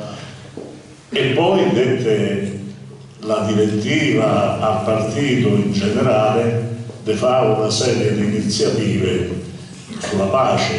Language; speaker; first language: Italian; native; Italian